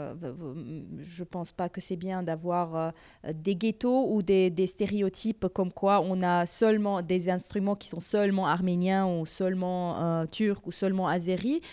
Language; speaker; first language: French; native; French